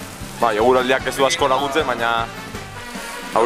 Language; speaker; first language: Basque; native; Basque